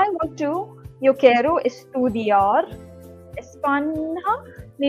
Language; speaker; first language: Spanish; non-native, learner; Hindi